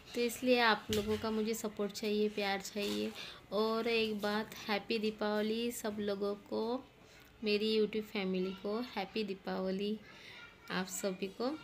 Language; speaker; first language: Hindi; non-native, local second language; Marathi